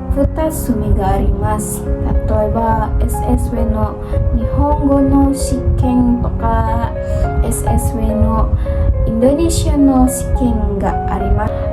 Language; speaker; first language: Japanese; non-native, learner; Indonesian